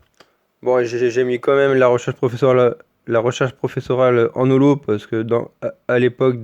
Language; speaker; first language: French; native; French